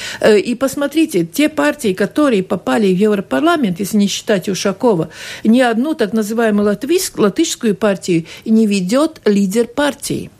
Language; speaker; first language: Russian; non-native, local second language; Latvian